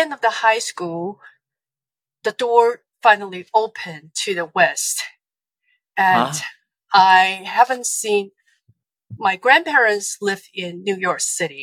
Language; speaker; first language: English; non-native, fluent; Chinese